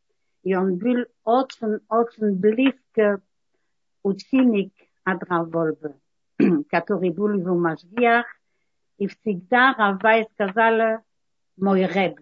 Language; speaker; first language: Russian; non-native, learner; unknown